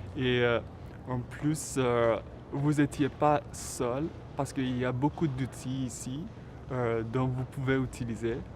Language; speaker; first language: French; non-native, fluent; Persian